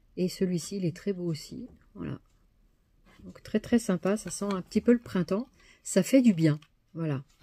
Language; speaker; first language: French; native; French